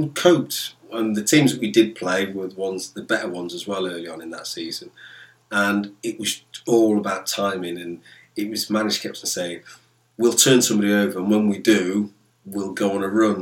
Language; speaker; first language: English; native; English